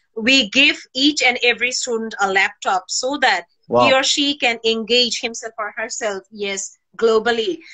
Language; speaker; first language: English; non-native, local second language; Bangla